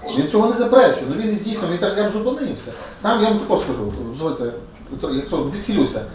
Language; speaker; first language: Ukrainian; native; Ukrainian